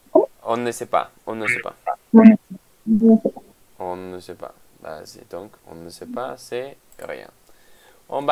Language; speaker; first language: French; non-native, fluent; Spanish